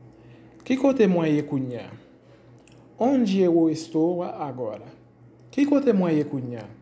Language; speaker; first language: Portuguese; non-native, fluent; Haitian Creole